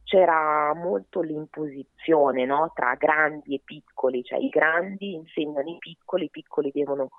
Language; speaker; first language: Italian; early bilingual, other home language; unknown